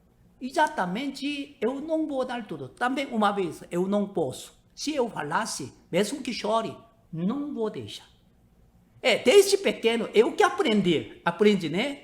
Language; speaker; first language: Portuguese; non-native, learner; Korean